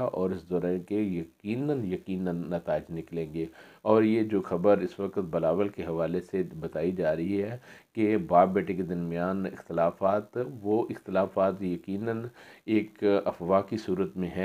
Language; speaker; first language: Urdu; native; Urdu